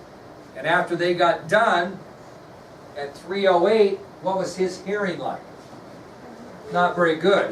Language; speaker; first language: English; native; English